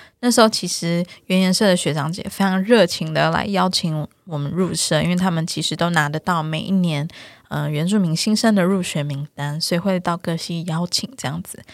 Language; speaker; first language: Chinese; native; Chinese